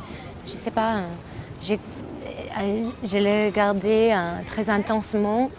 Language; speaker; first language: French; non-native, learner; English